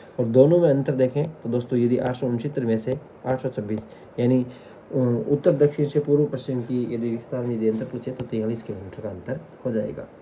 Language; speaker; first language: Hindi; native; Hindi